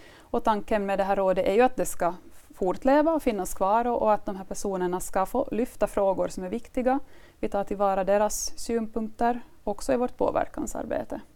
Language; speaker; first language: Swedish; native; Swedish